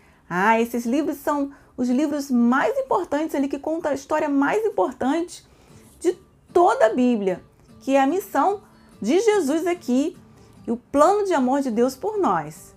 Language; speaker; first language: Portuguese; native; Portuguese